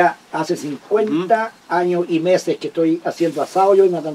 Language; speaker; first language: Spanish; native; Spanish